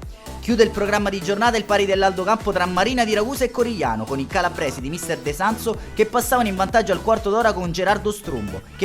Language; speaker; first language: Italian; native; Italian